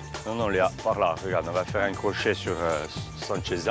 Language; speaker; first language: French; native; French